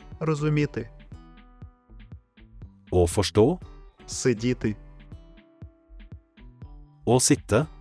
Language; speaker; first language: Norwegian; non-native, fluent; Ukrainian